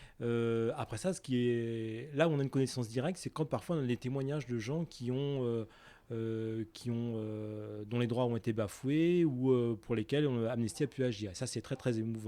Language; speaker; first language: French; native; French